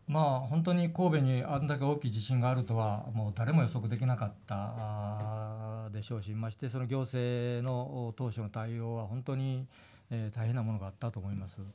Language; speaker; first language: Japanese; native; Japanese